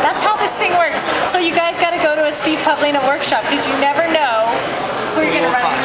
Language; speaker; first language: English; native; English